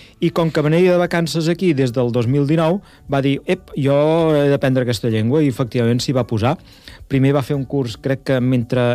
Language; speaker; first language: Catalan; native; Catalan